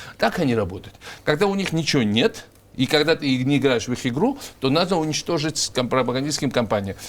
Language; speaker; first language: Russian; non-native, local second language; Georgian